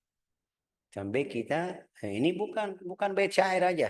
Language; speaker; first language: Indonesian; non-native, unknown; Arabic